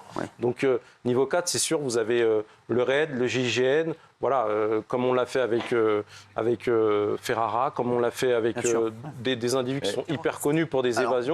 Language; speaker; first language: French; native; French